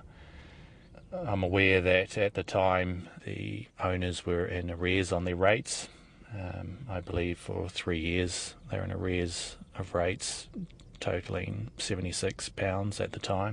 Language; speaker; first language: English; native; English